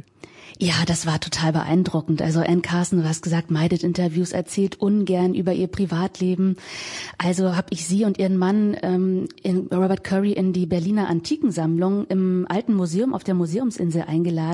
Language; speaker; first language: German; native; German